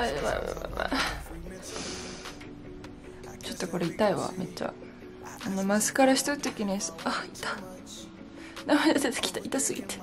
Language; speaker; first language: Japanese; native; Japanese